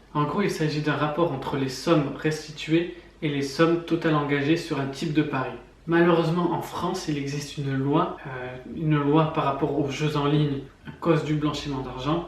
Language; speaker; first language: French; native; French